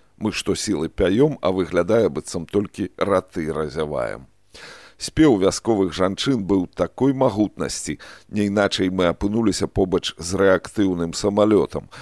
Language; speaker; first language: Belarusian; native; Belarusian